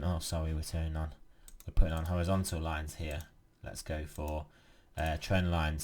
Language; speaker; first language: English; native; English